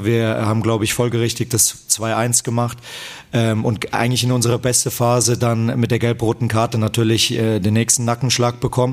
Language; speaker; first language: German; native; German